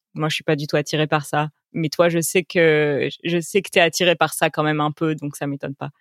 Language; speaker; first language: French; native; French